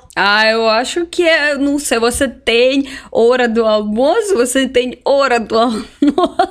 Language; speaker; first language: Portuguese; non-native, fluent; Russian